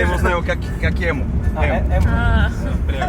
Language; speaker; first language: Russian; non-native, learner; Bulgarian